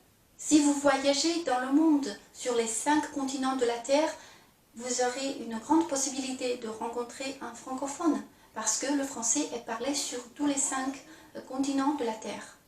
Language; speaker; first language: French; non-native, fluent; Chinese